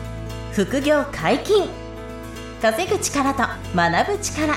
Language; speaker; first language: Japanese; native; Japanese